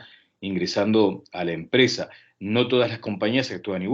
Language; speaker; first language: Spanish; native; Spanish